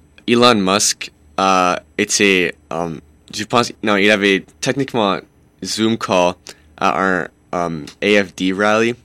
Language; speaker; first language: French; non-native, local second language; English